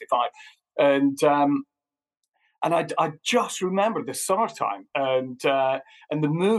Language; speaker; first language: English; native; English